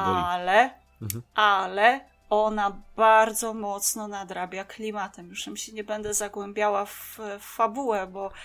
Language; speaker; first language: Polish; native; Polish